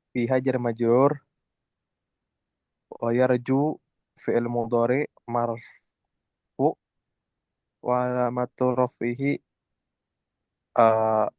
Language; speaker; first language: Arabic; non-native, learner; Indonesian